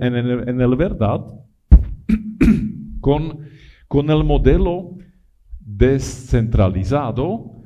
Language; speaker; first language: Spanish; non-native, fluent; Italian